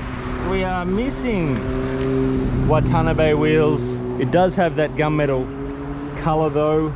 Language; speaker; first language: English; native; English